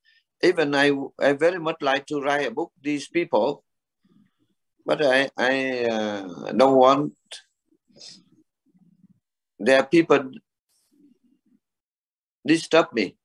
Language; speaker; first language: English; non-native, learner; Vietnamese